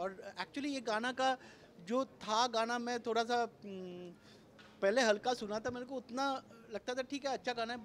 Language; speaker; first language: Hindi; non-native, local second language; Bangla